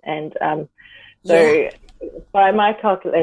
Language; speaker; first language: English; native; English